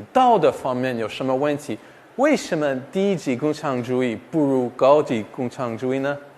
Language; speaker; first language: Chinese; non-native, fluent; English